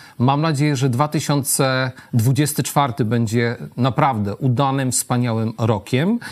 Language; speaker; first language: Polish; native; Polish